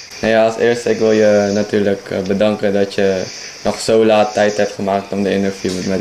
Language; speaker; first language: Dutch; non-native, fluent; Indonesian